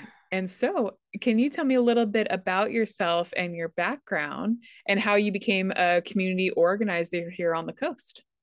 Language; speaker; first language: English; native; English